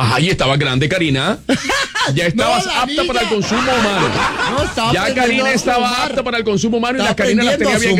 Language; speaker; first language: Spanish; native; Spanish